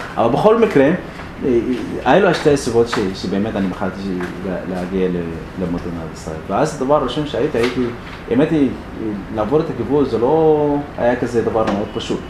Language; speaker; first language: Hebrew; non-native, fluent; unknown